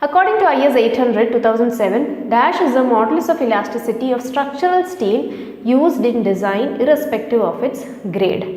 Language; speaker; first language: English; non-native, local second language; Malayalam